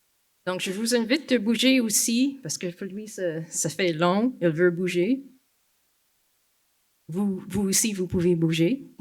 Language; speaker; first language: French; non-native, local second language; English